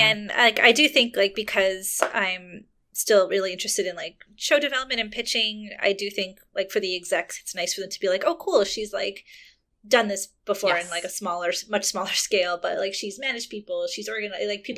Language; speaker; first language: English; native; English